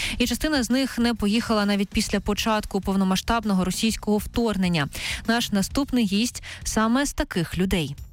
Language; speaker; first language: Ukrainian; native; Ukrainian